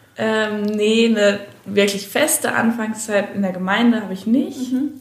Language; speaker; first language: German; native; German